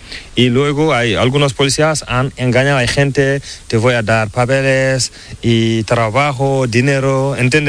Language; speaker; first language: Spanish; non-native, learner; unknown